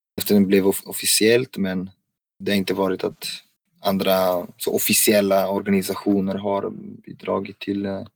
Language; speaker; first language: Swedish; non-native, fluent; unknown